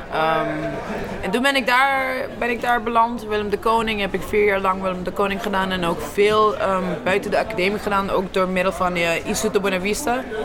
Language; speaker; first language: Dutch; non-native, local second language; Papiamento